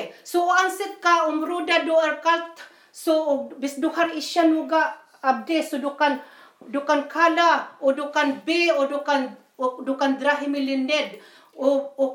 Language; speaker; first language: Norwegian; non-native, fluent; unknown